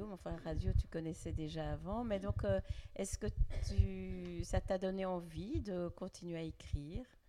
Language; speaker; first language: French; native; French